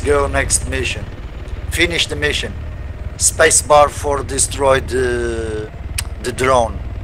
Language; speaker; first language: English; non-native, learner; Portuguese